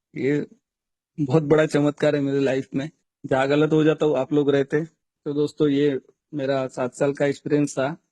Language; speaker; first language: Hindi; non-native, local second language; Marathi